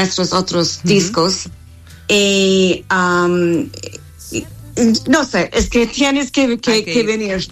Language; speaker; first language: Spanish; non-native, fluent; English